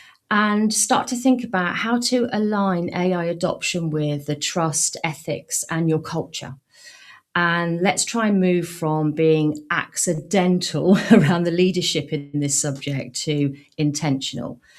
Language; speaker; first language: English; native; English